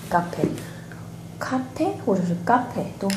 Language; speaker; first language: Chinese; native; Chinese